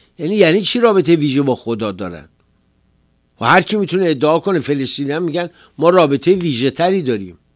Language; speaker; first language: Persian; native; Persian